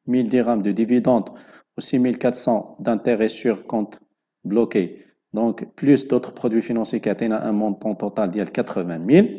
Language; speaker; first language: French; non-native, local second language; Arabic